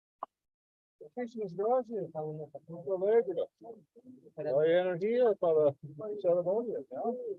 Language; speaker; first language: Spanish; non-native, learner; English